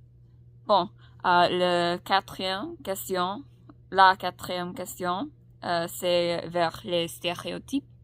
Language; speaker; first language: French; non-native, learner; English